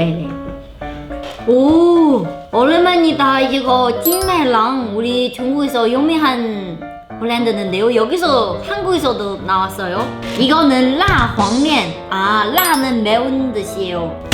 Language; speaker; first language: Korean; non-native, learner; Chinese